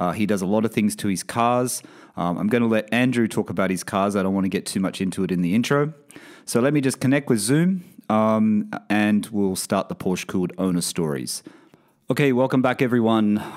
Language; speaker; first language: English; native; English